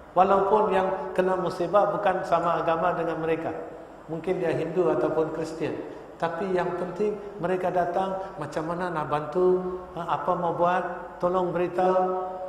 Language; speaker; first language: Malay; non-native, local second language; Tamil